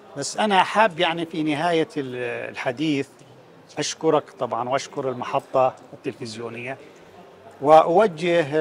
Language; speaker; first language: Arabic; native; Arabic